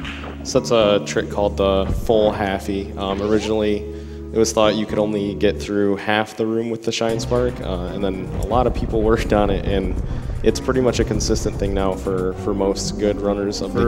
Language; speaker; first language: English; native; English